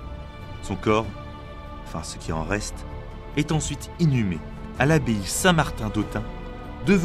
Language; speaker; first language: French; native; French